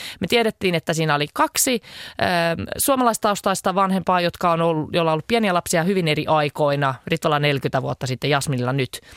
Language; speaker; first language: Finnish; native; Finnish